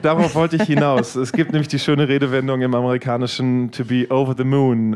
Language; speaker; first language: German; native; German